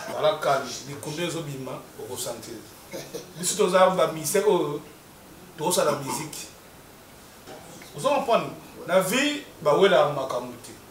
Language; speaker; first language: Lingala; native; Lingala